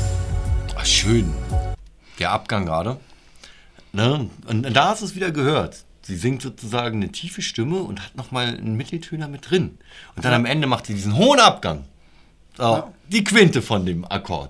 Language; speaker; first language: German; native; German